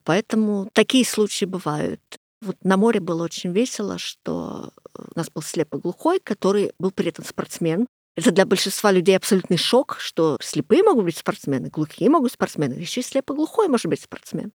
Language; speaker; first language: Russian; non-native, fluent; English